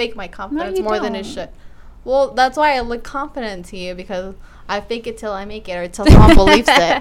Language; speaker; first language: English; early bilingual, other home language; Spanish